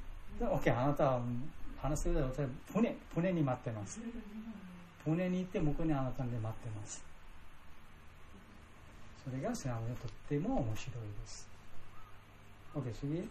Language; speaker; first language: Japanese; non-native, learner; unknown